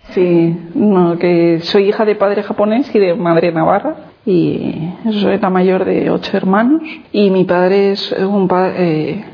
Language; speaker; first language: Spanish; native; Spanish